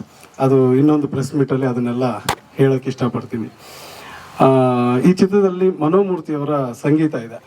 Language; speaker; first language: Kannada; native; Kannada